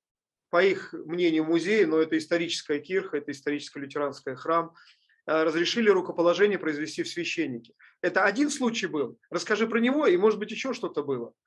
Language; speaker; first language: Russian; native; Russian